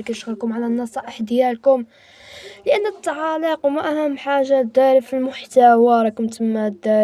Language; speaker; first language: Arabic; native; Arabic